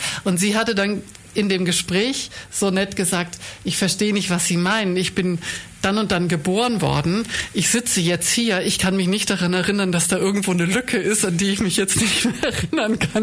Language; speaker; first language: German; native; German